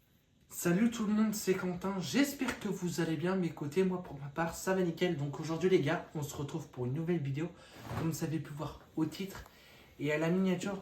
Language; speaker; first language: French; native; French